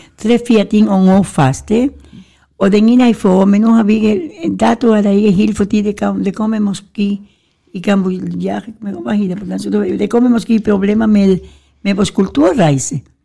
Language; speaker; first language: Danish; non-native, fluent; Spanish